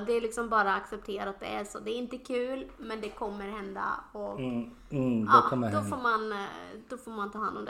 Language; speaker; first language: Swedish; native; Swedish